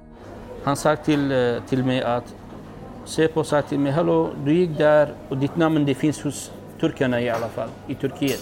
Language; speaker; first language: Swedish; non-native, learner; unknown